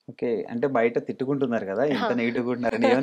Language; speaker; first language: Telugu; native; Telugu